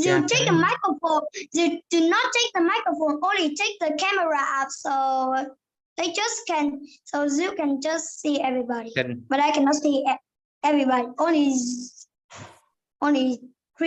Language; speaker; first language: English; non-native, learner; Vietnamese